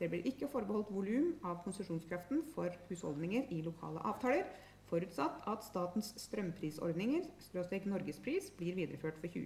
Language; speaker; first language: Norwegian; native; Norwegian